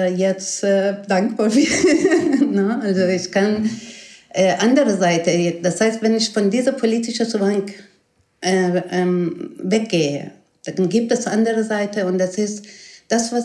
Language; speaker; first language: German; non-native, fluent; Persian